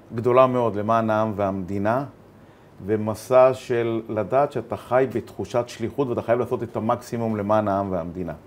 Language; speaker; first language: Hebrew; native; Hebrew